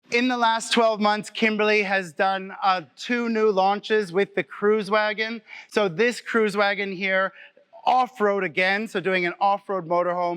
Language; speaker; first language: English; native; English